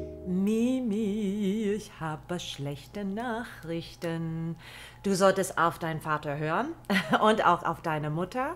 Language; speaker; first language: German; non-native, fluent; English